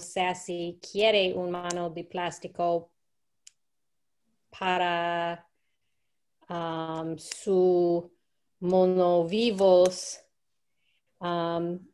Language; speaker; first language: Spanish; non-native, learner; English